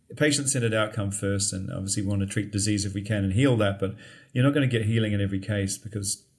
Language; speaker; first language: English; native; English